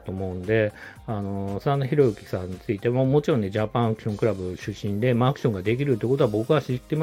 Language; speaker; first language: Japanese; native; Japanese